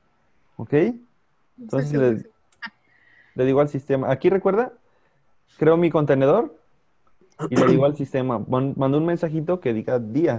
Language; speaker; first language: Spanish; native; Spanish